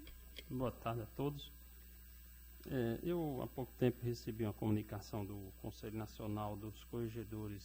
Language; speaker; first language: Portuguese; native; Portuguese